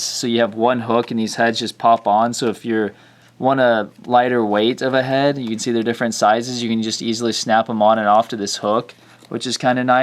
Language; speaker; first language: English; native; English